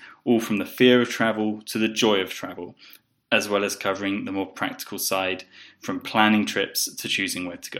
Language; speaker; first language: English; native; English